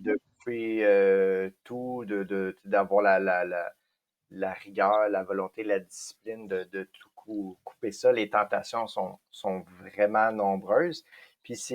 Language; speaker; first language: French; native; French